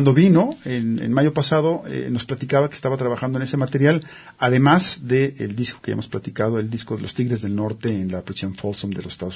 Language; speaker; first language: Spanish; native; Spanish